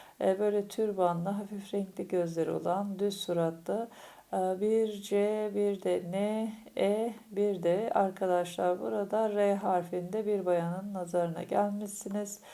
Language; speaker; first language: Turkish; native; Turkish